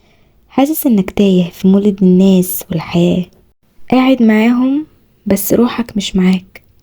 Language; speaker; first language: Arabic; native; Arabic